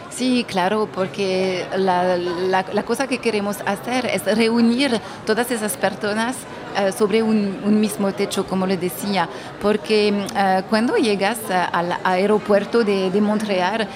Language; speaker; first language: Spanish; non-native, fluent; French